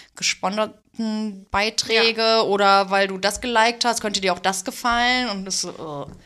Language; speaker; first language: German; native; German